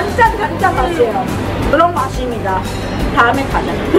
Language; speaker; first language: Korean; non-native, fluent; Chinese